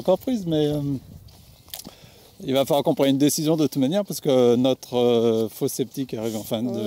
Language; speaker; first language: French; native; French